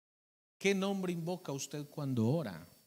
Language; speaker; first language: Spanish; native; Spanish